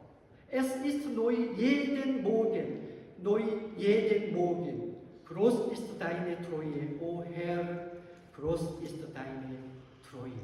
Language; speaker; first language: German; non-native, learner; Korean